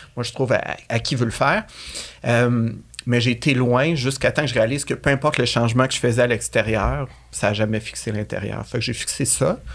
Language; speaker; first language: French; native; French